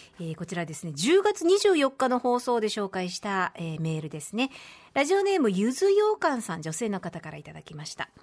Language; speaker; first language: Japanese; native; Japanese